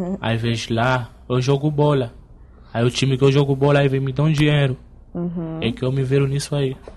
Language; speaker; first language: Portuguese; non-native, learner; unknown